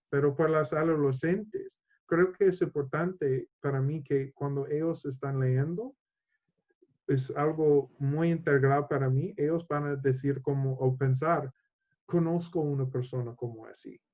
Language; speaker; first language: Spanish; non-native, learner; English